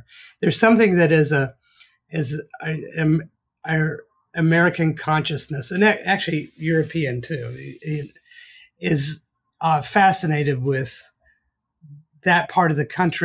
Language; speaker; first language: English; native; English